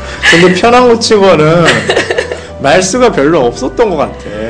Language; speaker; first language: Korean; non-native, fluent; Japanese